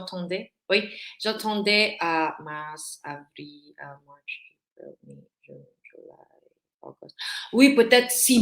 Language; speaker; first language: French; non-native, learner; Filipino